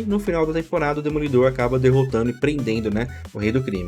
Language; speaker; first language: Portuguese; native; Portuguese